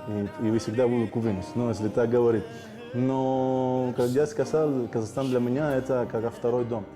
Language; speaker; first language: Russian; non-native, learner; Spanish